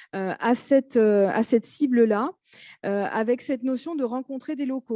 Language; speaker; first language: French; native; French